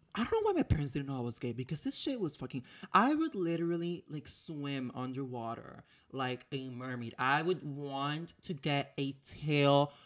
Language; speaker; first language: English; non-native, fluent; Spanish